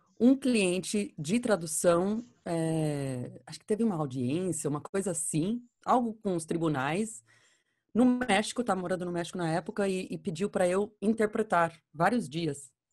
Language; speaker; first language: Portuguese; non-native, fluent; English